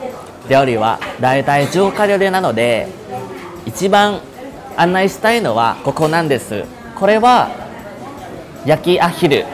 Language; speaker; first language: Japanese; non-native, learner; Thai